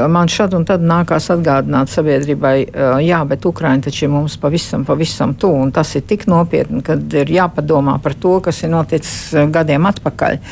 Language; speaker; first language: Latvian; early bilingual, heritage; Latvian